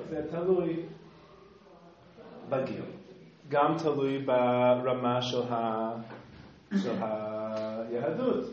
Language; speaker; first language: Hebrew; non-native, fluent; English